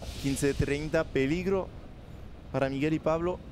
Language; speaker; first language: Spanish; non-native, learner; French